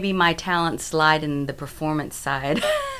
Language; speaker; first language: English; native; English